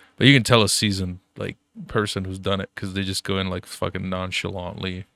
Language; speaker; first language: English; early bilingual, other home language; German